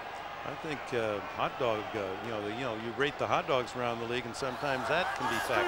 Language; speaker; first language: English; native; English